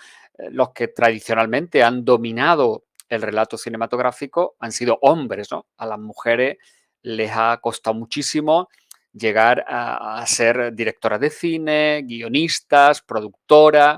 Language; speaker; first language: Spanish; native; Spanish